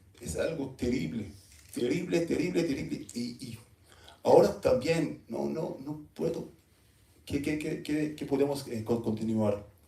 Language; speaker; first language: Spanish; non-native, learner; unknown